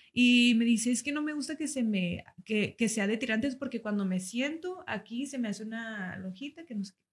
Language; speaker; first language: Spanish; early bilingual, heritage; Spanish